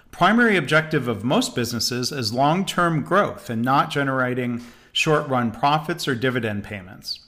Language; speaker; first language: English; native; English